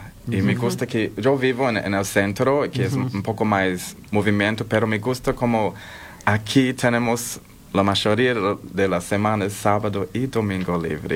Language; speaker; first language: Spanish; non-native, learner; English